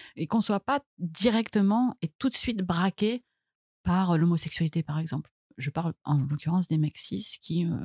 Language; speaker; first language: French; native; French